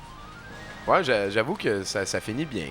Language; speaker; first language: French; native; French